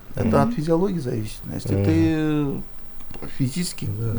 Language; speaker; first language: Russian; non-native, local second language; Kyrgyz